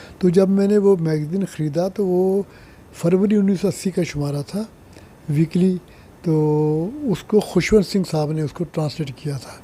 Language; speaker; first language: Hindi; non-native, local second language; Punjabi